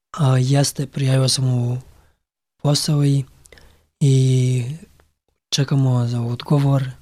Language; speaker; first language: Serbian; non-native, learner; Pashto